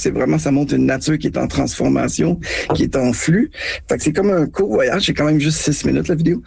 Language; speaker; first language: French; native; French